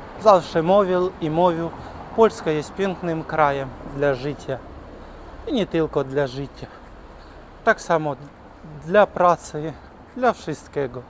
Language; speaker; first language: Polish; non-native, learner; Ukrainian